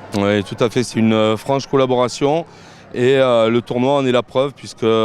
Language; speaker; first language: French; native; French